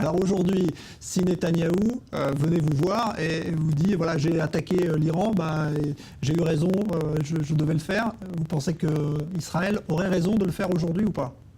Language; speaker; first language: French; native; French